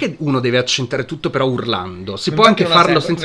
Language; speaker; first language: Italian; native; Italian